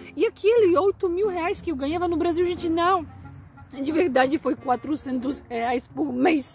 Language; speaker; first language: Portuguese; non-native, fluent; Polish